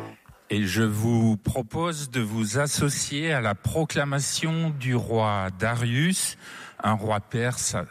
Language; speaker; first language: French; native; French